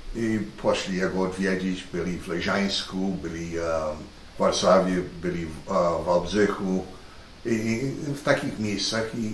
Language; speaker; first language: Polish; early bilingual, heritage; Polish